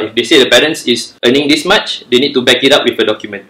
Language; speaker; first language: English; non-native, local second language; Malay